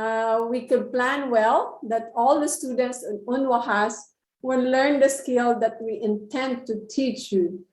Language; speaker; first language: English; non-native, local second language; Filipino